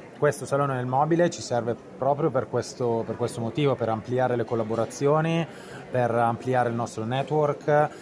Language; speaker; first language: Italian; native; Italian